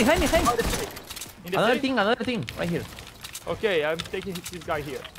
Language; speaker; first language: English; non-native, learner; Portuguese